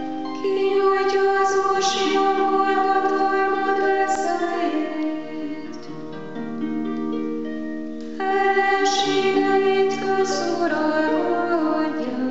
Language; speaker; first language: Hungarian; native; Hungarian